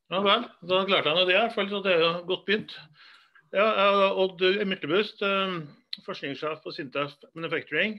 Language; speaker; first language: Norwegian; native; Norwegian